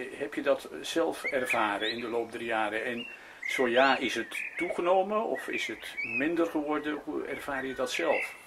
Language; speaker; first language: Dutch; native; Dutch